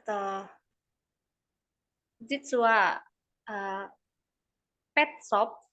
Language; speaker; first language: Japanese; non-native, learner; Indonesian